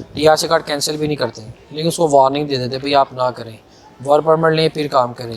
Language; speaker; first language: Urdu; non-native, local second language; Punjabi